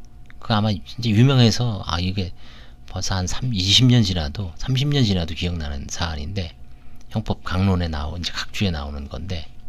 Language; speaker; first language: Korean; native; Korean